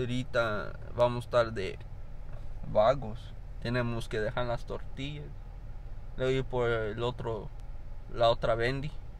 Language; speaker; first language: Spanish; early bilingual, heritage; Spanish